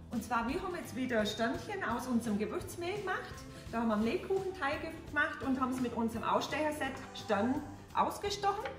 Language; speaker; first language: German; native; German